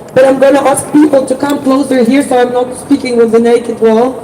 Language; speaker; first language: English; non-native, fluent; Ukrainian